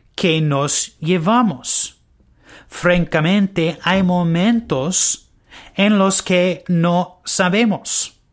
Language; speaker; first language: Spanish; non-native, learner; English